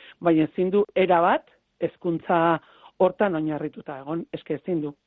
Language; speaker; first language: Basque; native; Basque